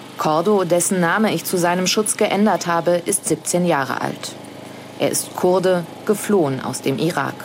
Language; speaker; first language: German; native; German